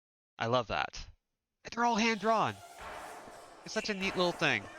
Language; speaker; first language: English; native; English